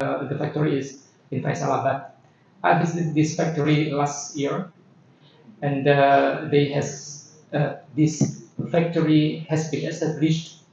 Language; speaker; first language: English; non-native, fluent; Indonesian